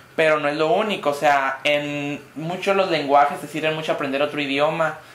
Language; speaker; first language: Spanish; native; Spanish